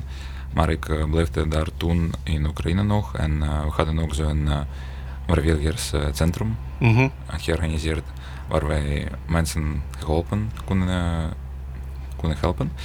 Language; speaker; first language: Dutch; non-native, learner; Ukrainian